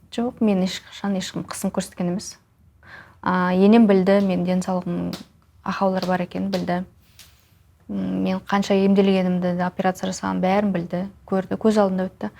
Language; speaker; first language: Kazakh; non-native, local second language; Russian